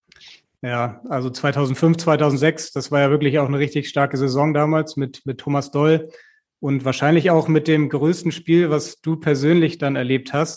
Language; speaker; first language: German; native; German